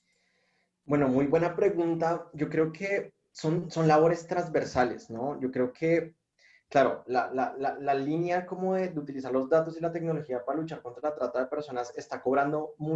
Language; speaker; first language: Spanish; native; Spanish